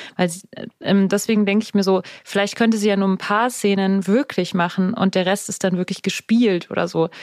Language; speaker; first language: German; non-native, fluent; Spanish